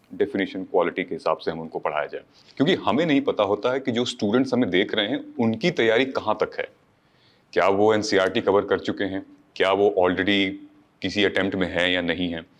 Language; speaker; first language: Hindi; native; Hindi